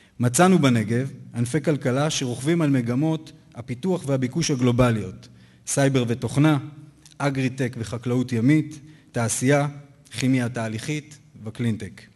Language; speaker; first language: Hebrew; native; Hebrew